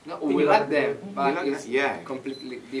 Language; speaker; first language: English; non-native, learner; Italian